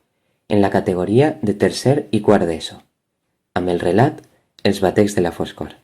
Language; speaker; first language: Catalan; native; Catalan